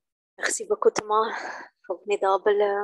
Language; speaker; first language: French; non-native, learner; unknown